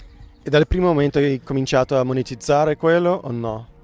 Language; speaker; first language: Italian; non-native, fluent; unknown